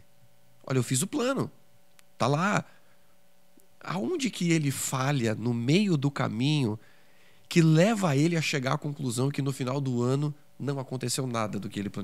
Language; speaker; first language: Portuguese; native; Portuguese